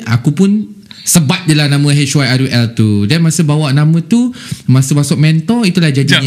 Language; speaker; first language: Malay; native; Malay